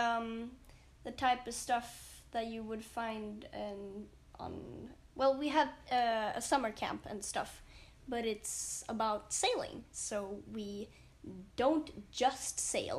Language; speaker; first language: English; non-native, fluent; Swedish